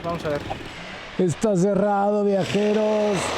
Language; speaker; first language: Spanish; native; Spanish